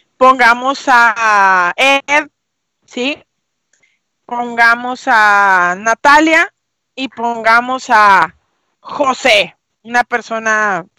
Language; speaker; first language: Spanish; native; Spanish